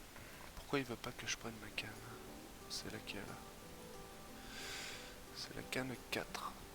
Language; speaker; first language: French; native; French